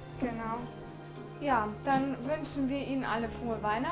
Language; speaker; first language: German; native; German